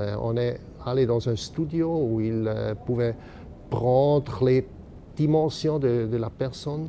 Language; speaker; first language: French; non-native, local second language; German